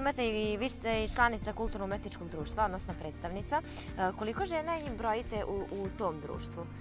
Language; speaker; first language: Serbian; native; Serbian